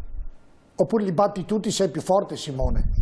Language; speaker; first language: Italian; native; Italian